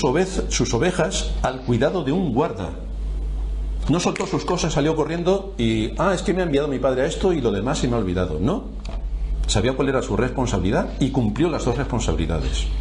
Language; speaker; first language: Spanish; native; Spanish